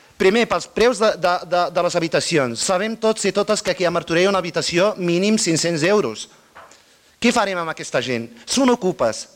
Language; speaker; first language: Catalan; non-native, fluent; Arabic